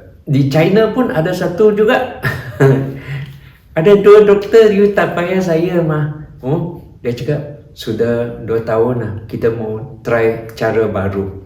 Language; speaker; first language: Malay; non-native, local second language; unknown